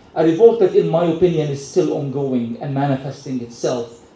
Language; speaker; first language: English; non-native, fluent; Arabic